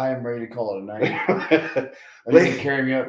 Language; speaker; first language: English; native; English